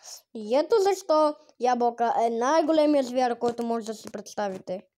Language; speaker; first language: Bulgarian; native; Bulgarian